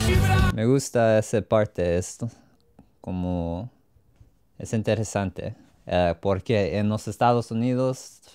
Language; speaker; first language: Spanish; non-native, learner; English